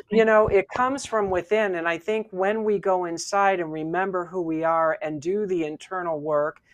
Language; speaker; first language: English; native; English